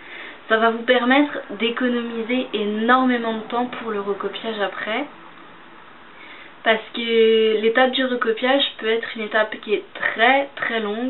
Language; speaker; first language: French; native; French